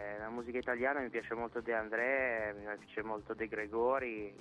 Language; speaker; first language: Italian; non-native, fluent; Catalan